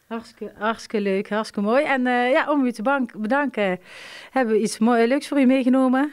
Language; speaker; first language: Dutch; native; Dutch